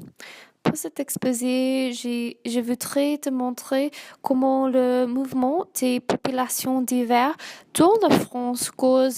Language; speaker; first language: French; non-native, learner; English